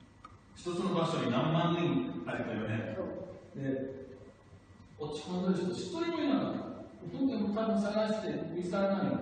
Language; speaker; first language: Japanese; non-native, fluent; English